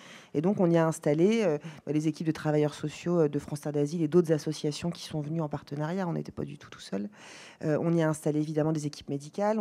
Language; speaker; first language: French; native; French